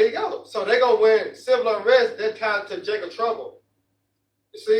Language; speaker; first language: English; native; English